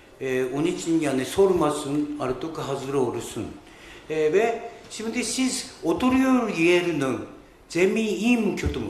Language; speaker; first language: Turkish; non-native, fluent; Japanese